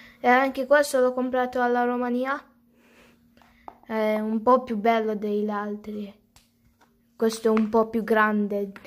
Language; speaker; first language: Italian; early bilingual, other home language; Romanian